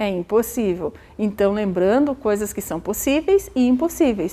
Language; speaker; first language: Portuguese; native; Portuguese